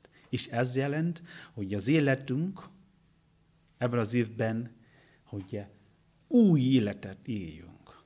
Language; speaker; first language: Hungarian; non-native, learner; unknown